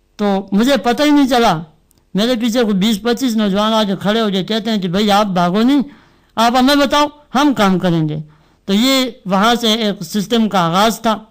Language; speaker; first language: Urdu; non-native, local second language; Northern Hindko